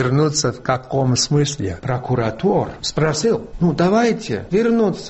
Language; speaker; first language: Russian; non-native, fluent; English